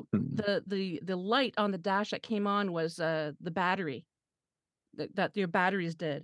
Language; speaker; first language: English; non-native, fluent; French